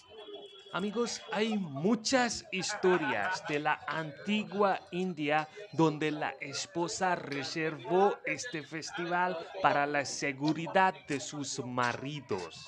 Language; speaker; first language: Spanish; non-native, fluent; Hindi